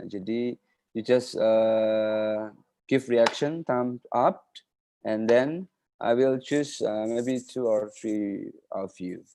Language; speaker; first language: English; non-native, fluent; Indonesian